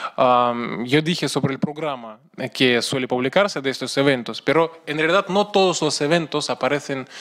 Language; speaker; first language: Spanish; non-native, fluent; Russian